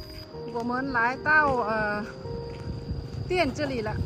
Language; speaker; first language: Chinese; non-native, learner; Lao